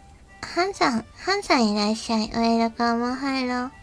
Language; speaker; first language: Japanese; native; Japanese